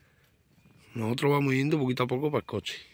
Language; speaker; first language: Spanish; native; Spanish